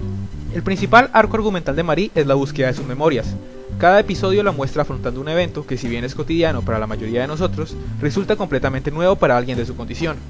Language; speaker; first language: Spanish; native; Spanish